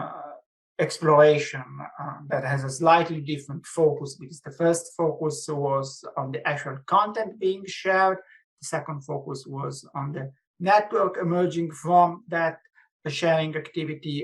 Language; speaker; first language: English; non-native, fluent; Italian